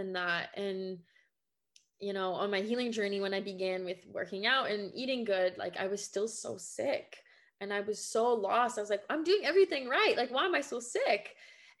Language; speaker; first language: English; non-native, fluent; French